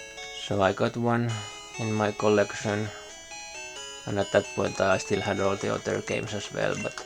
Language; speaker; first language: English; non-native, fluent; Finnish